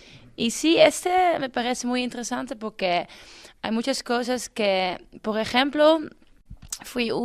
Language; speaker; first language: Spanish; non-native, learner; Dutch